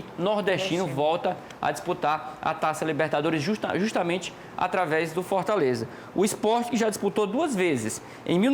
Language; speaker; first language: Portuguese; native; Portuguese